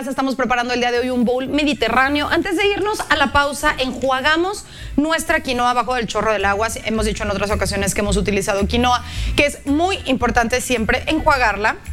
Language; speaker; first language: Spanish; native; Spanish